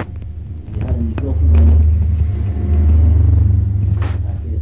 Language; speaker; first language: Spanish; non-native, fluent; English